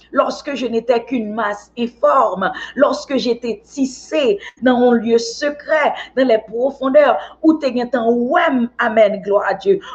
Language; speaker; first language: French; non-native, local second language; Haitian Creole